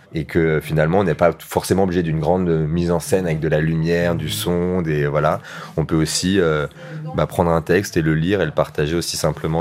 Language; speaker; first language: French; native; French